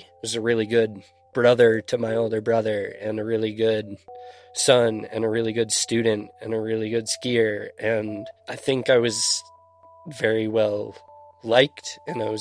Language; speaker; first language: English; native; English